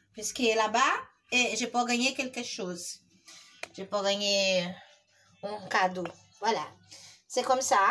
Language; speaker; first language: French; non-native, learner; Portuguese